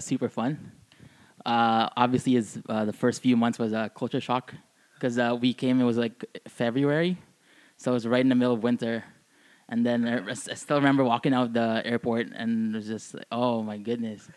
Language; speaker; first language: English; non-native, local second language; Filipino